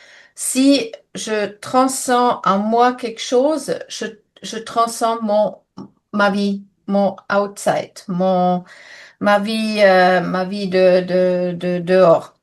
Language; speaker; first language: French; non-native, fluent; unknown